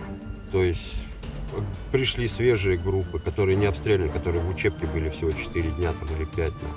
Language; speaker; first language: Russian; native; Russian